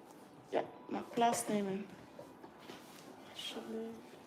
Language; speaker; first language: Dutch; non-native, fluent; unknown